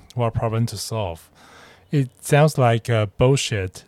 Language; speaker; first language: English; non-native, fluent; Chinese